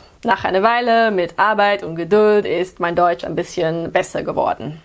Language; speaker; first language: German; non-native, fluent; English